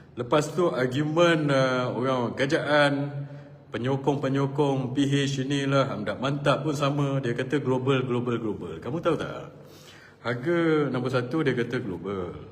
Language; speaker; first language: Malay; native; Malay